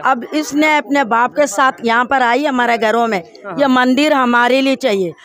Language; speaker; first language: Urdu; non-native, local second language; Tamil